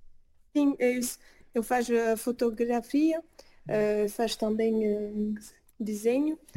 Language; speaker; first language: Portuguese; early bilingual, heritage; French